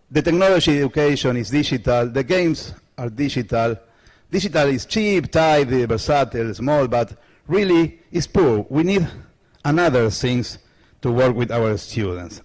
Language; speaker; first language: English; non-native, learner; Spanish